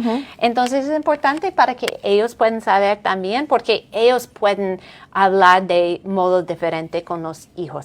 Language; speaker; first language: Spanish; non-native, fluent; English